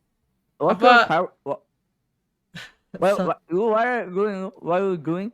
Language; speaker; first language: English; non-native, learner; Malayalam